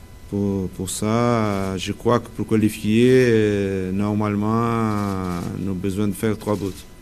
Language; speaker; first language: French; non-native, fluent; Portuguese